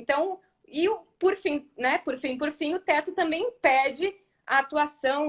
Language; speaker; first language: Portuguese; native; Portuguese